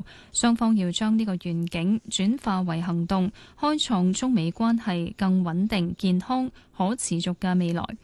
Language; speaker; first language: Cantonese; native; Cantonese